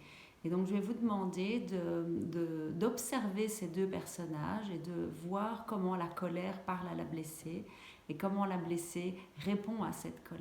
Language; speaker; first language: French; native; French